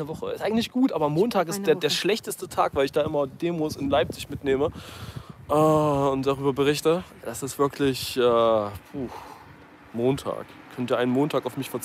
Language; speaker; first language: German; native; German